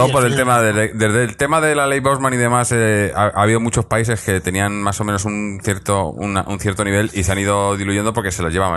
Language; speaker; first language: Spanish; native; Spanish